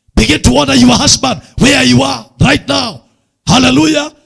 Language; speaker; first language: English; non-native, local second language; Swahili